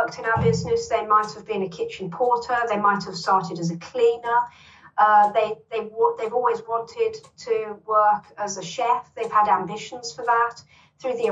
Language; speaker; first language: English; native; English